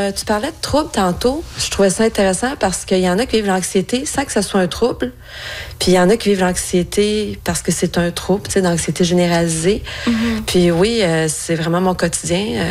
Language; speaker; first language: French; native; French